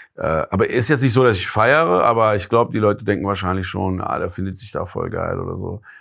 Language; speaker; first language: German; early bilingual, other home language; Persian